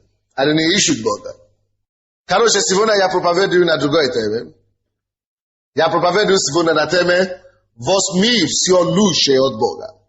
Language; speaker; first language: Russian; non-native, fluent; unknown